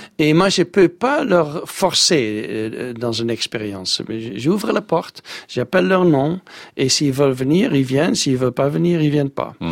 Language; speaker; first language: French; non-native, fluent; Dutch